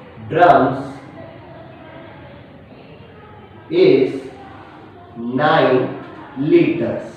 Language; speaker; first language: English; non-native, local second language; Hindi